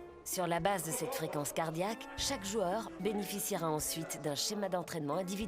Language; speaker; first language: French; native; French